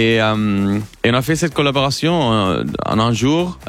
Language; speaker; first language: French; non-native, learner; Spanish